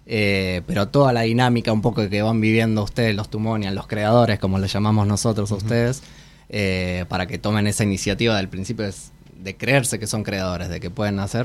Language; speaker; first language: Spanish; native; Spanish